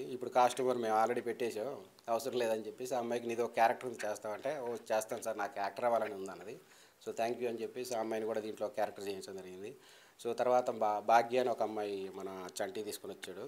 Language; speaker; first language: Telugu; native; Telugu